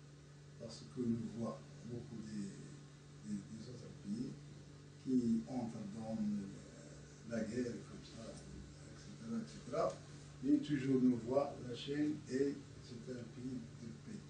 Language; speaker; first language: French; non-native, learner; Arabic